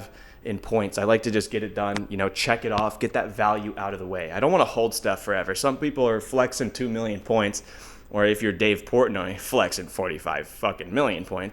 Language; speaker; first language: English; native; English